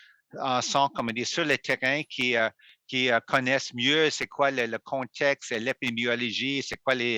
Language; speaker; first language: French; non-native, local second language; English